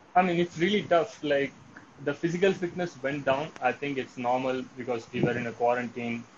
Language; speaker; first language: English; non-native, local second language; Tamil